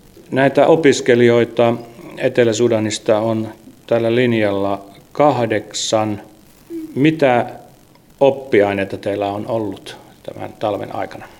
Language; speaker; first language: Finnish; native; Finnish